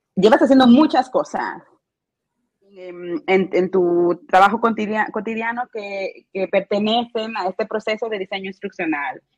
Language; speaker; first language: Spanish; native; Spanish